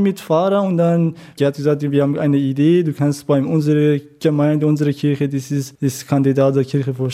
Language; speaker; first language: German; non-native, learner; Kurdish